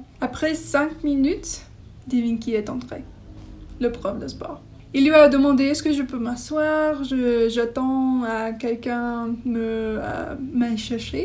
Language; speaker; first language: French; non-native, learner; English